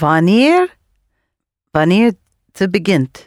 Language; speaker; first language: Dutch; non-native, learner; English